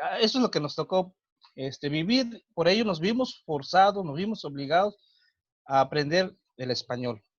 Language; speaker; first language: Spanish; non-native, local second language; Nahuatl languages